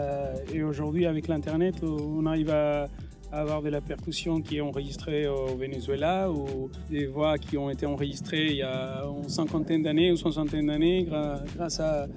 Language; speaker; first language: French; non-native, fluent; Spanish